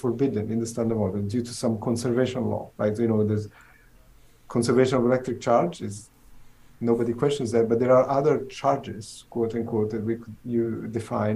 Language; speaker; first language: English; non-native, fluent; Italian